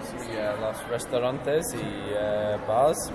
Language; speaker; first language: Spanish; non-native, learner; English